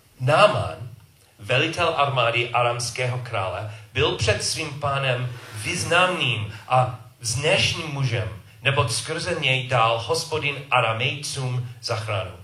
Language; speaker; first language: Czech; non-native, learner; English